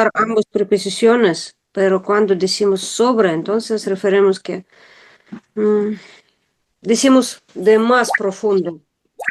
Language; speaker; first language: Spanish; non-native, learner; Russian